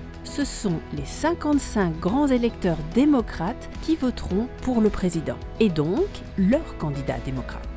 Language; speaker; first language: French; native; French